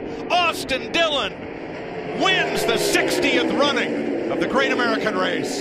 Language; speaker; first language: English; native; English